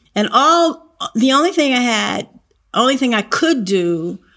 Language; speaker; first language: English; native; English